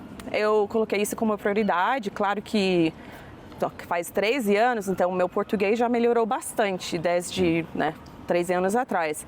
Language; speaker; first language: Portuguese; non-native, fluent; English